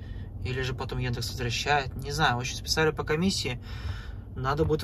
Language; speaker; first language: Russian; native; Russian